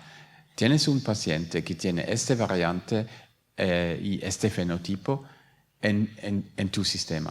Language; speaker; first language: Spanish; non-native, fluent; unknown